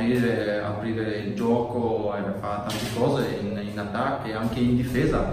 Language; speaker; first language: Italian; non-native, learner; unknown